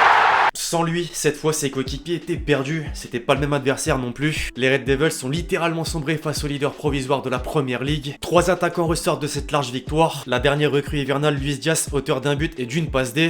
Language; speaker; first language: French; native; French